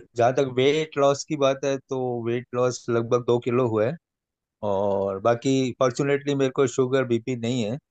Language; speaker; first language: Hindi; native; Hindi